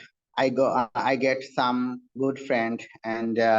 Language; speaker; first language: English; non-native, learner; Bangla